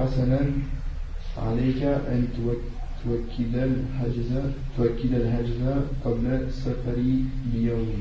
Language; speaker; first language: Arabic; non-native, learner; French